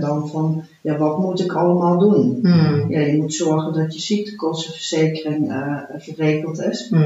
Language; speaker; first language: Dutch; early bilingual, heritage; Dutch